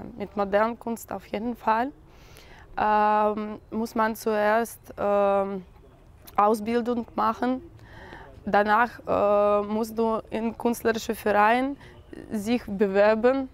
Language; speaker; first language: German; non-native, learner; Russian